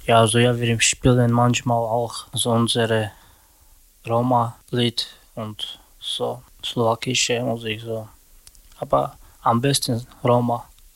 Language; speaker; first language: German; non-native, learner; Romany